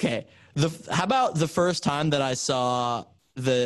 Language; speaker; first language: English; native; English